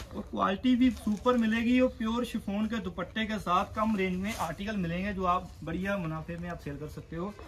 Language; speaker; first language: Hindi; non-native, local second language; Punjabi